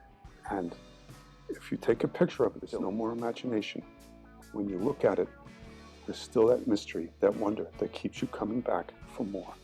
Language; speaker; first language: English; native; English